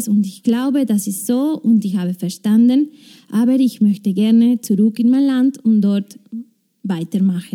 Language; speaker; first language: German; non-native, fluent; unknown